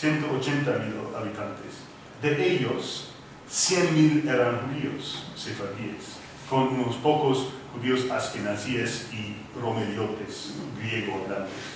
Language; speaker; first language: Spanish; non-native, fluent; English